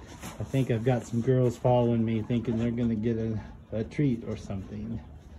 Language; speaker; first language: English; native; English